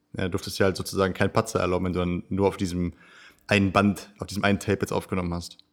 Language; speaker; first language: German; native; German